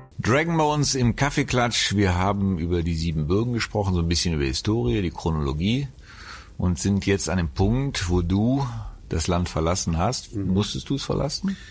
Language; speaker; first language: German; native; German